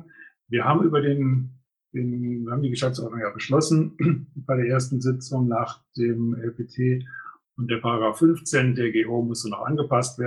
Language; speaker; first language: German; native; German